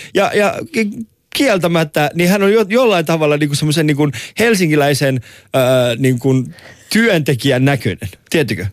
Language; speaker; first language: Finnish; early bilingual, other home language; Persian